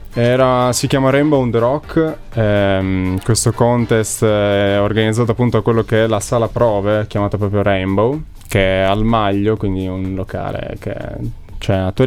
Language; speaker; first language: Italian; native; Italian